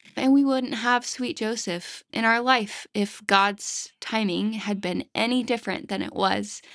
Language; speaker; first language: English; native; English